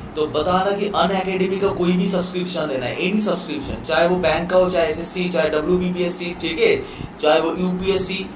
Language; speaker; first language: Hindi; non-native, local second language; Bangla